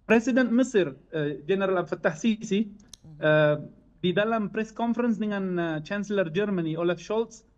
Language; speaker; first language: Indonesian; non-native, fluent; Arabic